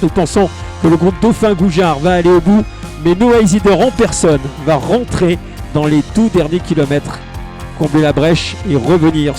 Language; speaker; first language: French; native; French